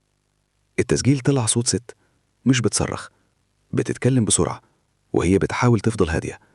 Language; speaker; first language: Arabic; native; Arabic